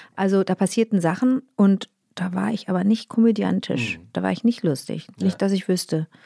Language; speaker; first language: German; native; German